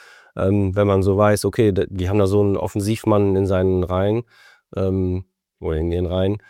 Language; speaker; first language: German; native; German